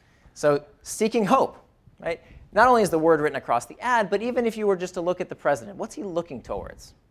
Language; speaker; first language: English; native; English